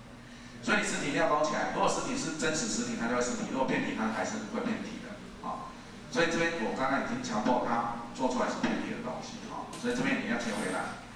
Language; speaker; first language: Chinese; native; Chinese